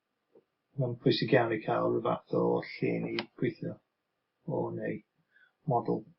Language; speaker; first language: Welsh; non-native, local second language; English